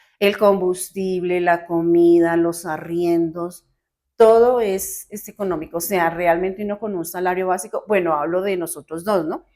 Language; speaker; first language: Spanish; native; Spanish